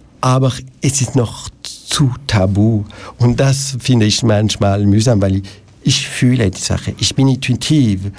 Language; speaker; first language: German; non-native, local second language; French